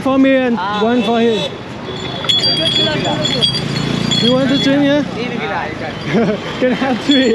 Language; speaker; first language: English; non-native, learner; Vietnamese